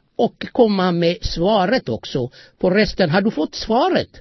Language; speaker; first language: Swedish; non-native, fluent; Amharic